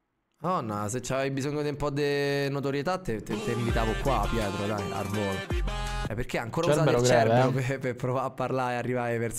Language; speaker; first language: Italian; native; Italian